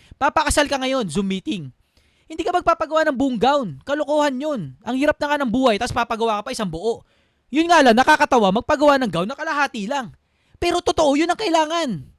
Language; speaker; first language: Filipino; native; Filipino